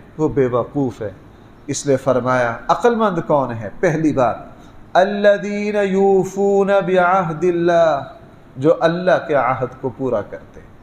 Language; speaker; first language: Urdu; non-native, local second language; Punjabi